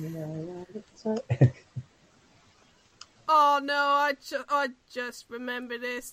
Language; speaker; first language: English; native; English